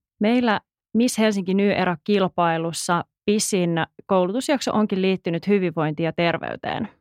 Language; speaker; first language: Finnish; native; Finnish